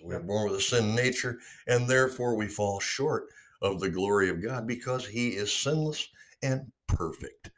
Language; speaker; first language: English; native; English